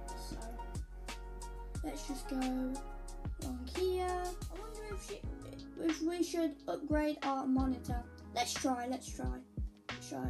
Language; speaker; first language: English; native; English